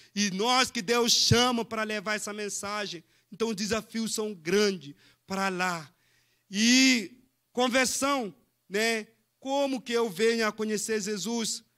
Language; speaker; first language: Portuguese; non-native, fluent; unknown